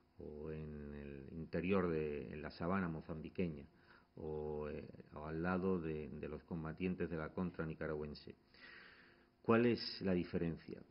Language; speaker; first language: Spanish; native; Spanish